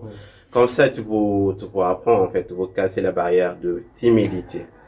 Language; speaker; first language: French; non-native, local second language; Arabic